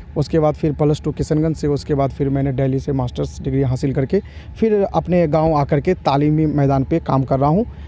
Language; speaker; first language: Hindi; native; Hindi